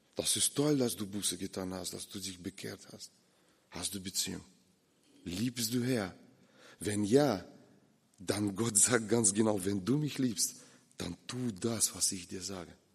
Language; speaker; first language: German; non-native, fluent; Russian